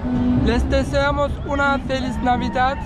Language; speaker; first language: Spanish; non-native, learner; Turkish